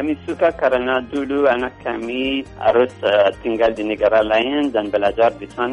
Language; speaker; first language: Indonesian; non-native, learner; English